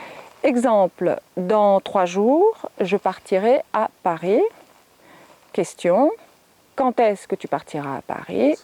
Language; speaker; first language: French; native; French